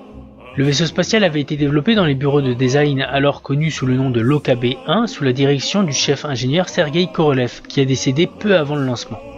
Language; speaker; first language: French; native; French